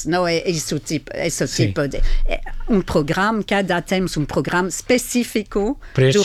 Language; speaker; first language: Portuguese; non-native, fluent; French